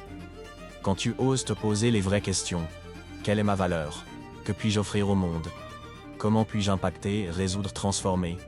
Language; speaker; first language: French; native; French